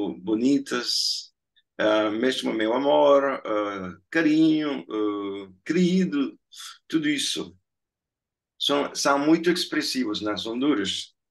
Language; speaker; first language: Portuguese; non-native, fluent; Spanish